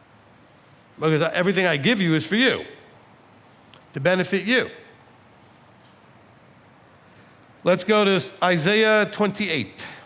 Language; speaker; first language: English; native; English